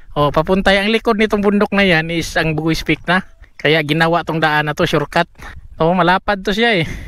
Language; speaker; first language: Filipino; non-native, local second language; Cebuano